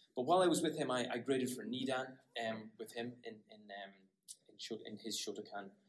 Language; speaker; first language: English; native; English